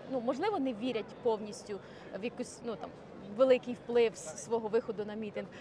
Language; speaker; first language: Ukrainian; native; Ukrainian